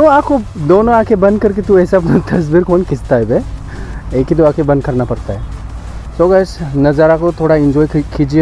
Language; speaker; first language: Hindi; non-native, local second language; Bodo